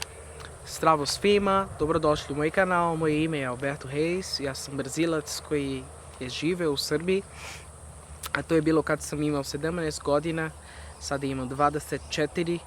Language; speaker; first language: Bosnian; non-native, fluent; Portuguese